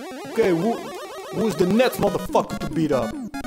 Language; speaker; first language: English; non-native, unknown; Dutch